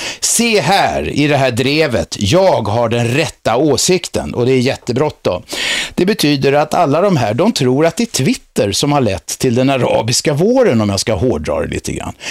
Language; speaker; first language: Swedish; native; Swedish